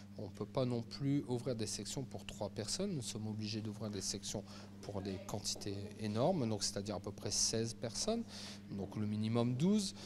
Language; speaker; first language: French; native; French